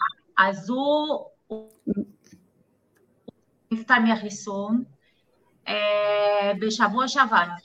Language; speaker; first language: Hebrew; non-native, fluent; Portuguese